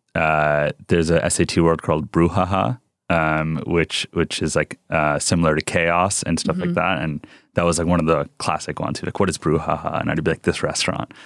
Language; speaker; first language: English; early bilingual, other home language; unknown